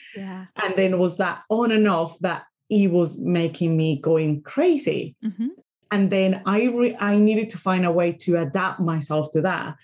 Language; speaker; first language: English; non-native, fluent; Spanish